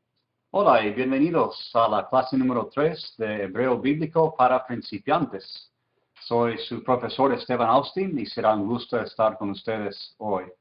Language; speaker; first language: Spanish; non-native, fluent; English